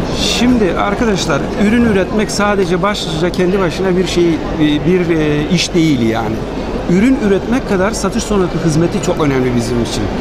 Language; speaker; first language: Turkish; early bilingual, heritage; Turkish